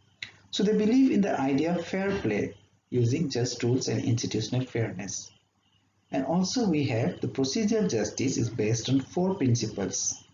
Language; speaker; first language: English; non-native, local second language; Assamese